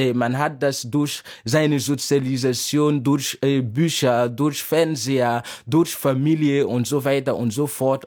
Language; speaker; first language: German; non-native, fluent; Mossi